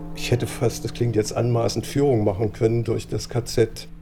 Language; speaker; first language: German; native; German